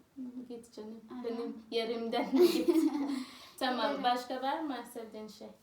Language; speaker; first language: Turkish; non-native, learner; Swahili